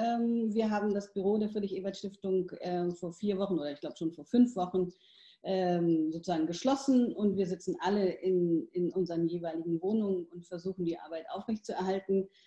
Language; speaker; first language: German; native; German